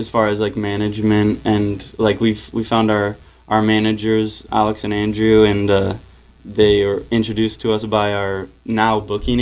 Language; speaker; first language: English; native; English